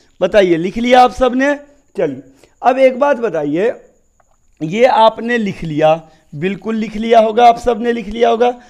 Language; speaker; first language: Hindi; native; Hindi